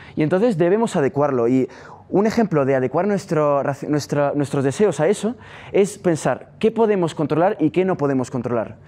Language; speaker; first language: Spanish; non-native, fluent; Italian